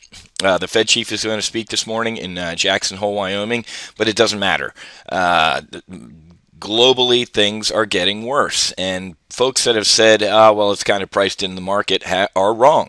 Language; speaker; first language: English; native; English